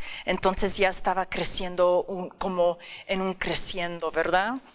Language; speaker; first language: Spanish; early bilingual, heritage; English